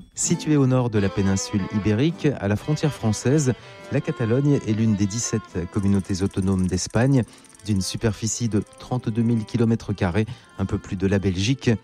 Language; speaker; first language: French; native; French